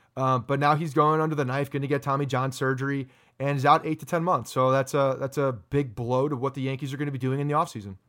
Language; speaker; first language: English; native; English